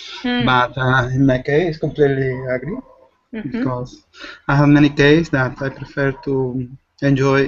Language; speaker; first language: English; non-native, learner; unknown